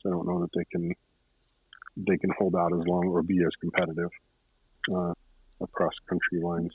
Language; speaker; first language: English; native; English